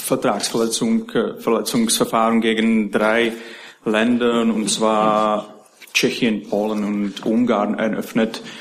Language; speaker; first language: German; non-native, learner; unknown